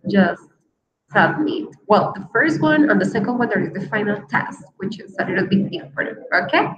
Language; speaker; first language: English; non-native, fluent; Spanish